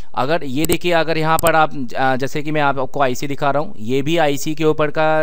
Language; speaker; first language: Hindi; native; Hindi